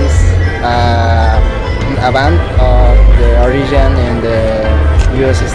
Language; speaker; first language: English; non-native, learner; Spanish